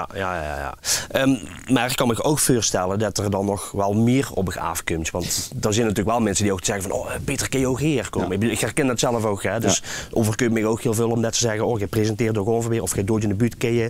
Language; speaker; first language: Dutch; native; Dutch